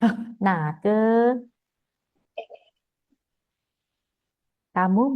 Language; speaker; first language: Chinese; non-native, fluent; Indonesian